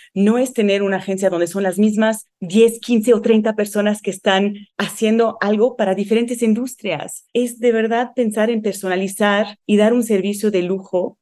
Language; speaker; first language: Spanish; non-native, fluent; Arabic